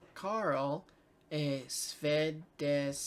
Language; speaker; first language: Italian; non-native, learner; English